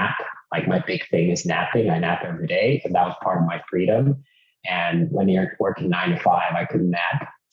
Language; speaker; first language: English; non-native, fluent; Finnish